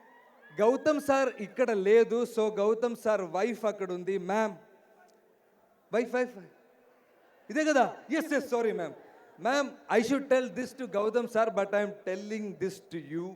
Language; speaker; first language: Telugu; non-native, learner; Malayalam